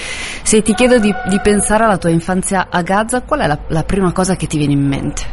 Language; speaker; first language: Italian; native; Italian